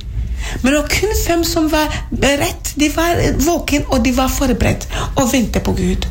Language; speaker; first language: Norwegian; non-native, fluent; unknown